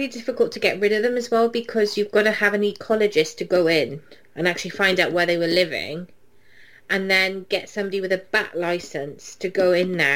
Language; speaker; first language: English; native; English